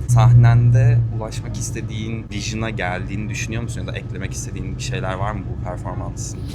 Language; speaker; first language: Turkish; native; Turkish